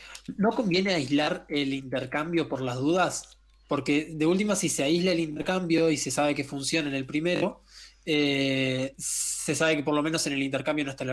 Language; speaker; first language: Spanish; native; Spanish